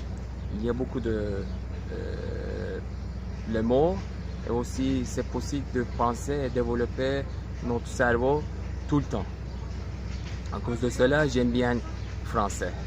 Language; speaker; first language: French; non-native, learner; Turkish